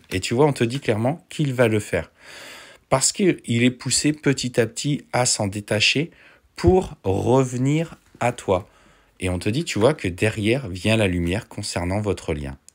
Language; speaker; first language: French; native; French